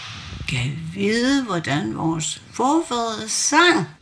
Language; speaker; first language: Danish; non-native, local second language; Kalaallisut